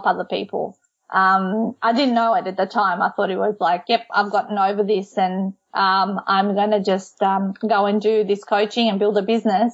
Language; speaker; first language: English; non-native, fluent; Macedonian